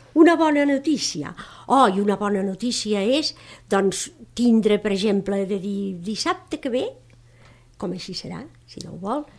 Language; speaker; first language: Catalan; native; Catalan